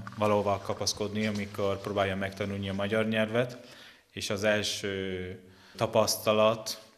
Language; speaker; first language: Hungarian; non-native, fluent; Italian